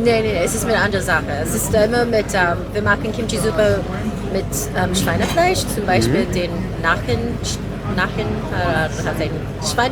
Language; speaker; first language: German; non-native, learner; Korean